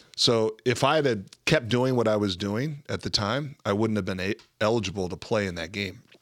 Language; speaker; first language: English; native; English